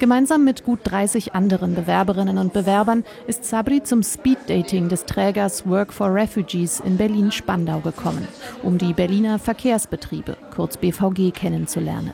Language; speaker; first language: German; native; German